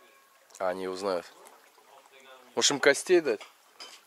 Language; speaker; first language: Russian; native; Russian